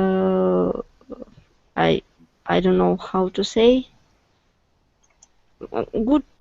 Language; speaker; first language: English; non-native, learner; Russian